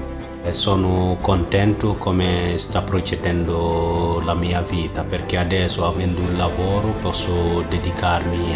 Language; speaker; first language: Italian; non-native, fluent; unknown